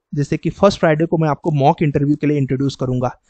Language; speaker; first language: Hindi; native; Hindi